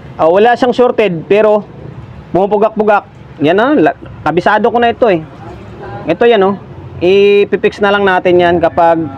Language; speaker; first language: Filipino; native; Filipino